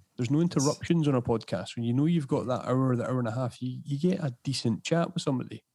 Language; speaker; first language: English; native; English